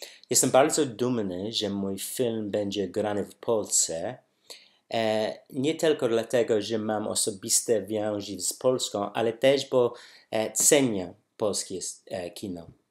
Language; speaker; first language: Polish; non-native, learner; English